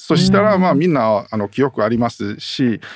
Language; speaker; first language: Japanese; non-native, learner; Chinese